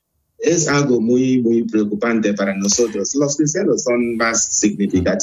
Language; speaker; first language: Spanish; non-native, fluent; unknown